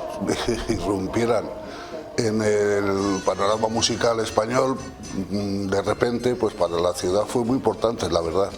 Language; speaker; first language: Spanish; native; Spanish